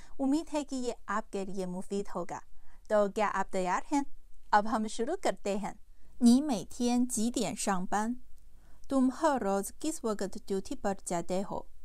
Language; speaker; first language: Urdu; non-native, fluent; Chinese